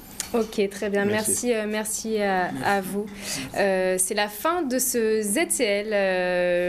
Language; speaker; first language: French; native; French